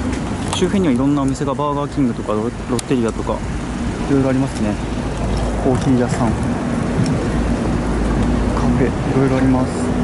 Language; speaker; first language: Japanese; native; Japanese